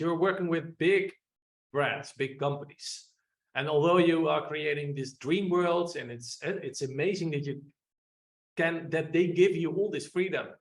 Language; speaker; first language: English; non-native, fluent; Dutch